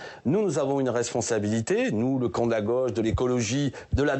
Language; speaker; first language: French; native; French